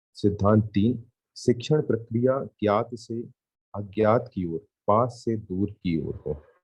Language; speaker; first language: Hindi; native; Hindi